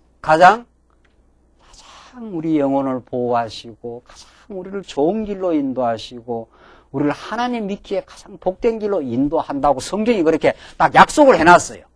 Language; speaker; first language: Korean; native; Korean